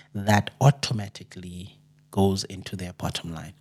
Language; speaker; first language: English; non-native, local second language; Xhosa